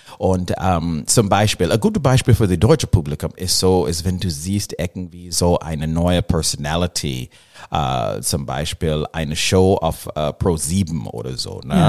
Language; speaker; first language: German; non-native, learner; English